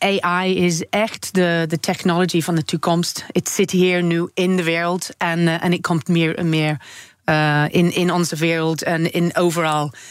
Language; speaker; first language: Dutch; non-native, learner; English